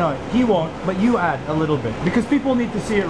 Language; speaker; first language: English; native; English